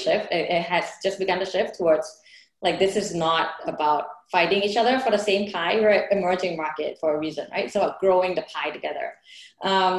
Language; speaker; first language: English; non-native, fluent; Thai